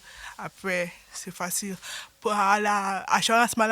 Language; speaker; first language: French; non-native, learner; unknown